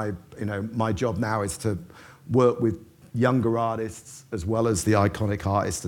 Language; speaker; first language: English; native; English